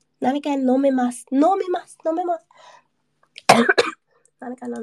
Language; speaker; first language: Japanese; non-native, learner; English